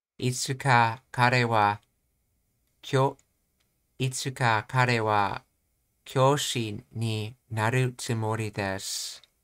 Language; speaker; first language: Japanese; non-native, learner; English